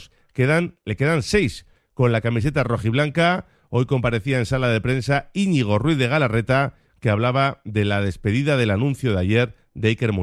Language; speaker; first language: Spanish; native; Spanish